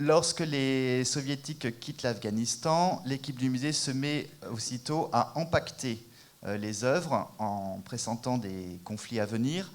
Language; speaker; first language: French; native; French